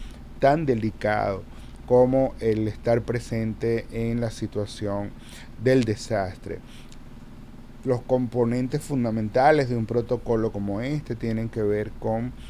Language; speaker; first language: Spanish; native; Spanish